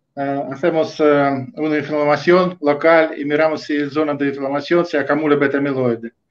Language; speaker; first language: Spanish; non-native, fluent; Russian